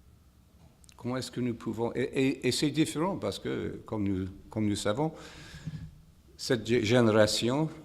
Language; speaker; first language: French; non-native, fluent; English